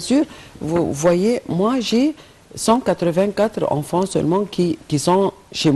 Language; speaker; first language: French; non-native, fluent; Arabic